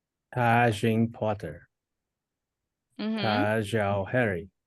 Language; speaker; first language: Chinese; non-native, learner; English